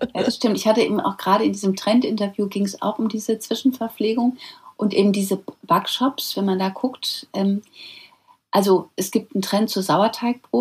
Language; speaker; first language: German; native; German